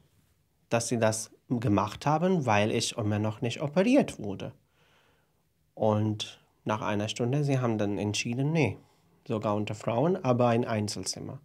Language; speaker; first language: German; non-native, fluent; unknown